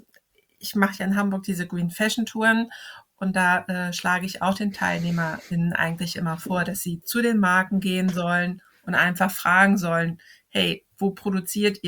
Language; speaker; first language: German; native; German